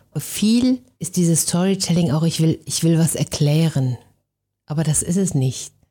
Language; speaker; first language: German; native; German